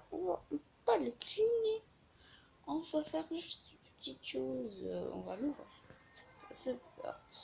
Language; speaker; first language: French; non-native, learner; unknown